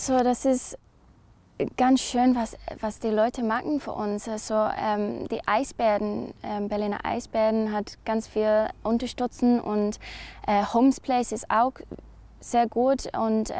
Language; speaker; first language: German; non-native, learner; English